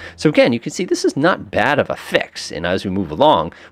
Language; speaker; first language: English; native; English